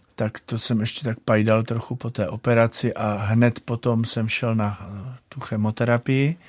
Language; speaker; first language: Czech; native; Czech